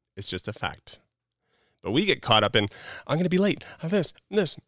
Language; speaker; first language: English; native; English